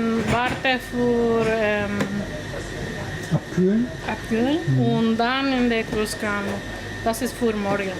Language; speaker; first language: German; non-native, learner; Spanish